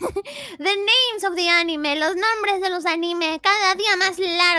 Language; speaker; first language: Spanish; native; Spanish